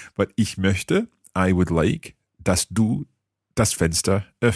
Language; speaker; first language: German; non-native, learner; English